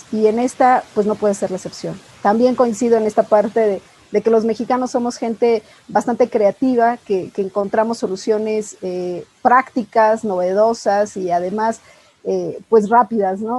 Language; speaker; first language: Spanish; native; Spanish